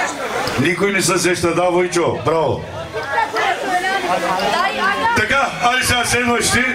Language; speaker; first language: Bulgarian; non-native, local second language; Turkish